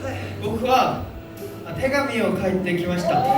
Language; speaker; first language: Japanese; non-native, learner; Korean